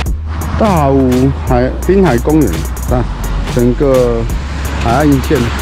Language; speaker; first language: Chinese; native; Chinese